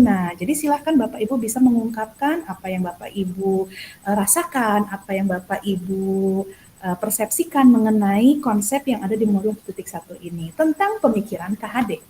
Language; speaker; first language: Indonesian; native; Indonesian